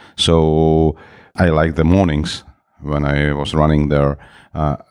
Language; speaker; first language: English; non-native, fluent; Czech